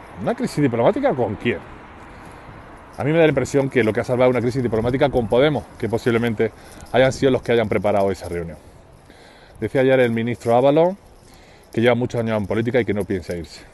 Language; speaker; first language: Spanish; native; Spanish